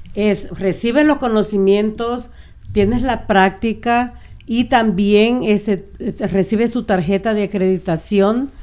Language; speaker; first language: Spanish; native; Spanish